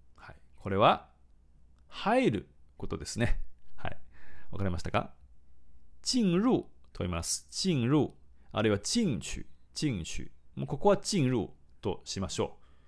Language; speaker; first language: Japanese; non-native, fluent; Chinese